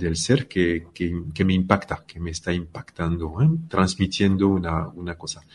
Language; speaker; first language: Spanish; non-native, fluent; French